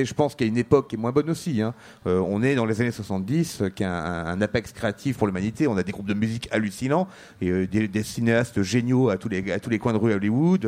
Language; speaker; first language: French; native; French